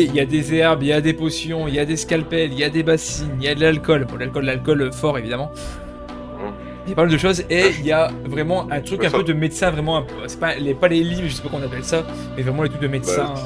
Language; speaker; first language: French; native; French